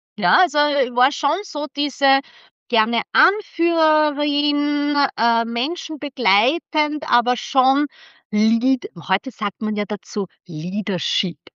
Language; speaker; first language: German; early bilingual, other home language; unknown